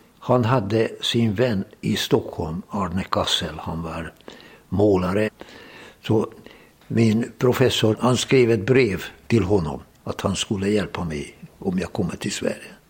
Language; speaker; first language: Swedish; non-native, fluent; Hungarian